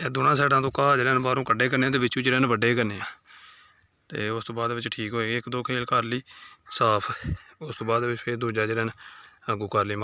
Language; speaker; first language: Urdu; non-native, local second language; Punjabi